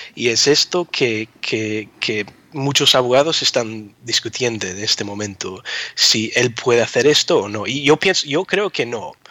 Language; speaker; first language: Spanish; early bilingual, heritage; Spanish